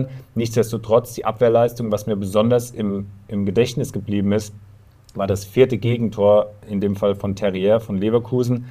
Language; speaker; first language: German; native; German